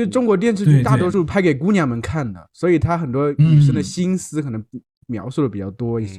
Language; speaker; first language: Chinese; native; Chinese